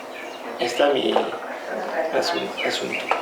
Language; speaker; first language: Spanish; non-native, learner; French